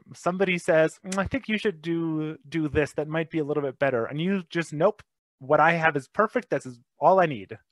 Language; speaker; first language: English; native; English